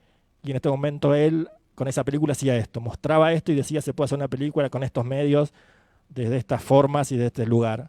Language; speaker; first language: Spanish; native; Spanish